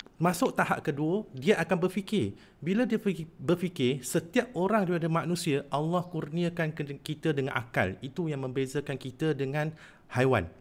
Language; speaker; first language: Malay; non-native, local second language; Chinese